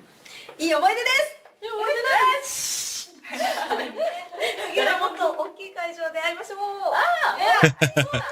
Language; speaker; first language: Japanese; native; Japanese